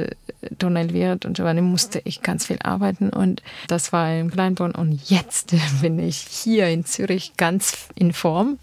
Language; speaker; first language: German; non-native, learner; Armenian